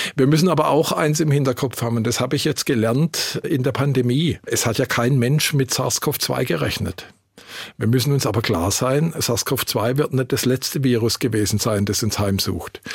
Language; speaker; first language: German; native; German